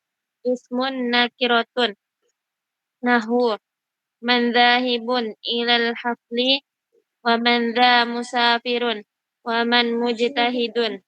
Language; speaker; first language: Arabic; non-native, learner; Indonesian